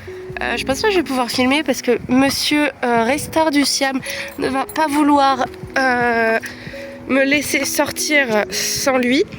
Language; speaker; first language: French; native; French